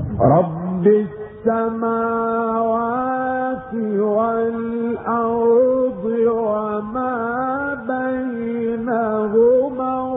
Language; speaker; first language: Arabic; native; Arabic